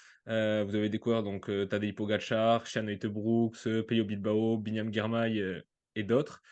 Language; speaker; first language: French; native; French